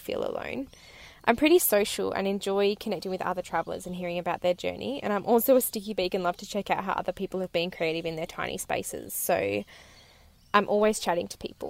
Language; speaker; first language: English; native; English